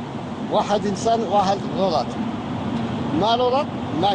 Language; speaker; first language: Arabic; non-native, learner; French